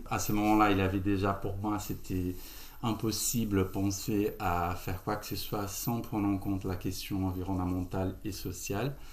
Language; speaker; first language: French; non-native, fluent; Portuguese